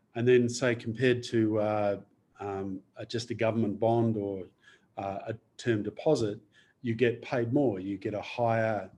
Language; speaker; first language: English; native; English